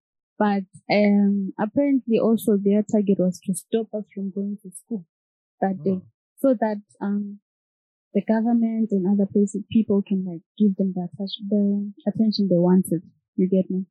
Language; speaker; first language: English; non-native, local second language; Shona